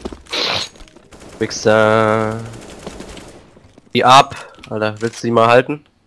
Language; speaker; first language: German; native; German